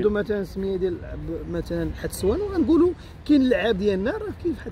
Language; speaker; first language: Arabic; native; Arabic